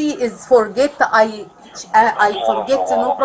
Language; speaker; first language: English; non-native, learner; Arabic